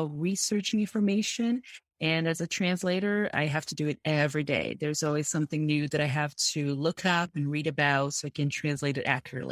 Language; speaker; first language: English; non-native, fluent; Portuguese